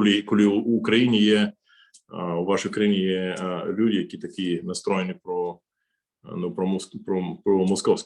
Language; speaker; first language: Ukrainian; non-native, fluent; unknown